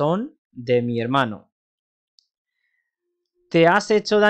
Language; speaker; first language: Spanish; non-native, fluent; Urdu